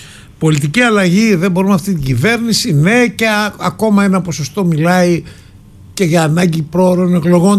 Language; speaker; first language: Greek; native; Greek